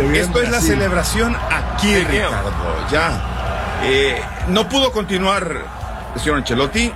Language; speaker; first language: Spanish; non-native, learner; Portuguese